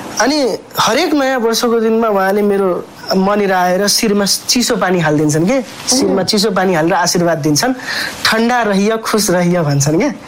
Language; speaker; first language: Nepali; non-native, local second language; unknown